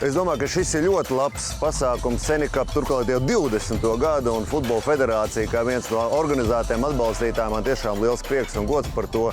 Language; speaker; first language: Latvian; native; Latvian